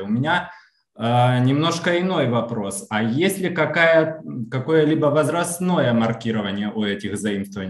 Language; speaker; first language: Russian; native; Russian